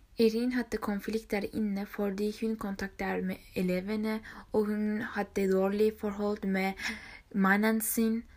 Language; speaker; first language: Norwegian; non-native, learner; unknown